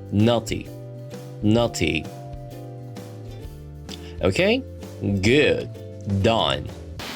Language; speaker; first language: English; non-native, fluent; Korean